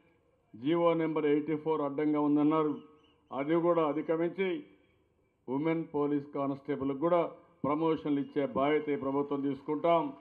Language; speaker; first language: Telugu; native; Telugu